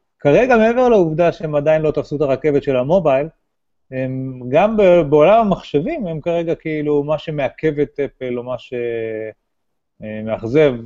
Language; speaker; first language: Hebrew; native; Hebrew